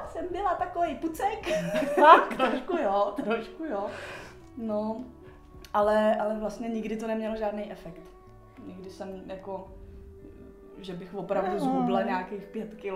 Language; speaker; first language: Czech; native; Czech